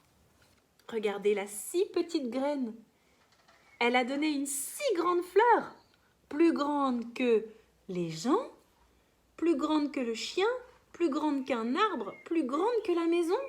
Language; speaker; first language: French; native; French